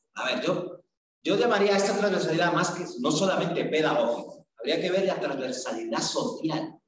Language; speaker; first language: Spanish; native; Spanish